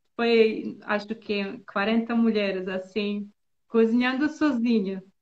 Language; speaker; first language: Portuguese; non-native, learner; Bosnian